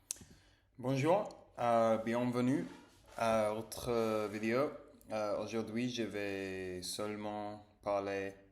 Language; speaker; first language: French; non-native, learner; English